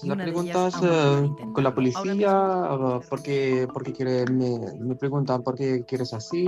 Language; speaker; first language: Spanish; non-native, learner; Arabic